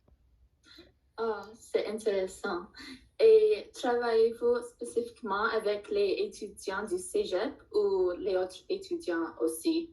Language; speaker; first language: French; non-native, learner; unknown